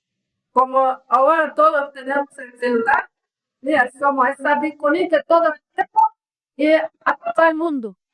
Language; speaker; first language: Spanish; non-native, learner; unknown